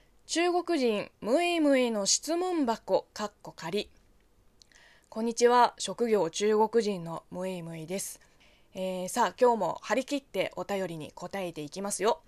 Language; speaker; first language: Japanese; non-native, fluent; Chinese